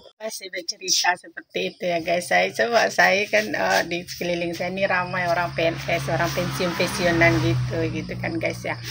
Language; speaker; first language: Malay; non-native, local second language; Minangkabau